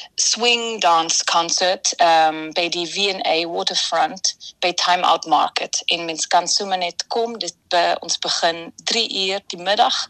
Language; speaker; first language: Afrikaans; early bilingual, heritage; German